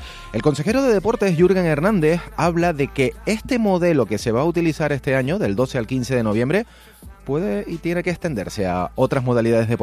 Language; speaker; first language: Spanish; native; Spanish